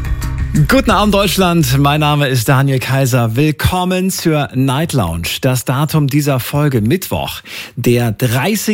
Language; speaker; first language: German; native; German